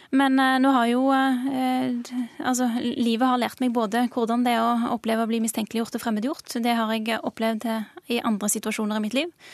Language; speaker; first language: Norwegian; early bilingual, other home language; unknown